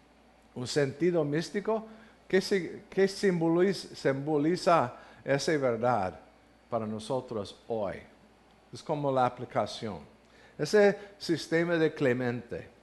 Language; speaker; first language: Spanish; non-native, learner; English